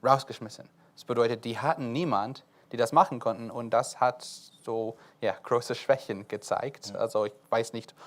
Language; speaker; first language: German; non-native, fluent; English